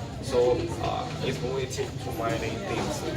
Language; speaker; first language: English; non-native, learner; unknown